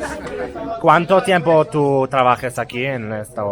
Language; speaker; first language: Spanish; non-native, learner; Hebrew